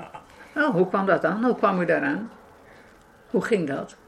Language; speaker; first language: Dutch; native; Dutch